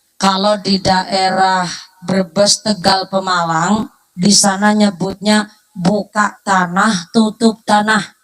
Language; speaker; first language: Indonesian; non-native, local second language; Javanese